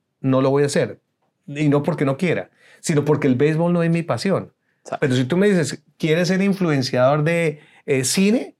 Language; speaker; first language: Spanish; native; Spanish